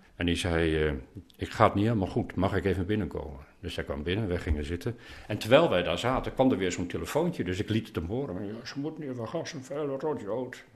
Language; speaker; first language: Dutch; native; Dutch